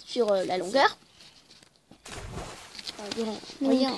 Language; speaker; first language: French; native; French